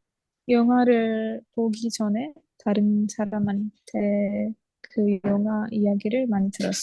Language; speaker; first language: Korean; non-native, learner; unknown